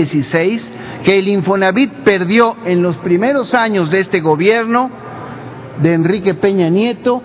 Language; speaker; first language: Spanish; native; Spanish